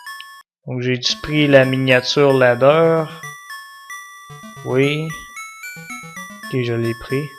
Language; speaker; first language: French; native; French